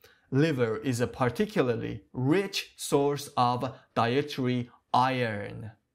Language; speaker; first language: English; non-native, fluent; Persian